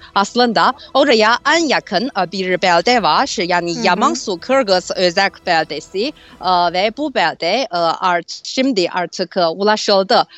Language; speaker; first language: Turkish; non-native, fluent; Chinese